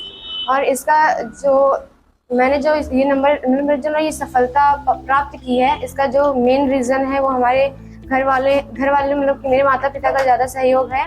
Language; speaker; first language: Hindi; native; Hindi